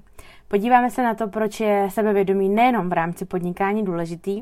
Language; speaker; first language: Czech; native; Czech